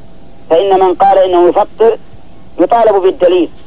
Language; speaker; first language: Arabic; native; Arabic